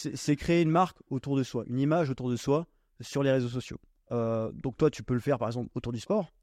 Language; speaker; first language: French; native; French